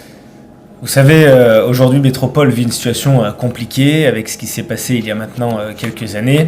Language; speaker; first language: French; native; French